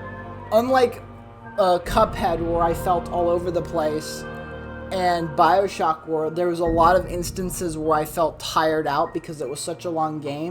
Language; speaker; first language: English; native; English